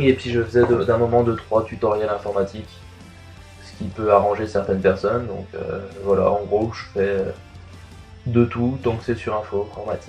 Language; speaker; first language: French; native; French